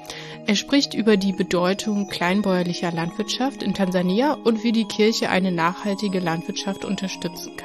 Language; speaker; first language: German; native; German